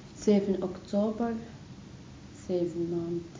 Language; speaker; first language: Dutch; non-native, learner; Arabic